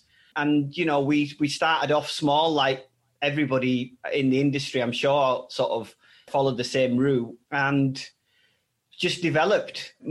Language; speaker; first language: English; native; English